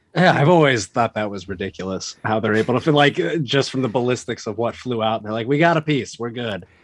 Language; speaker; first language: English; native; English